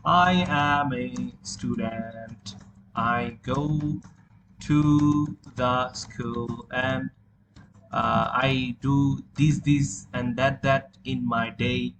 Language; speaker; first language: English; non-native, local second language; Bangla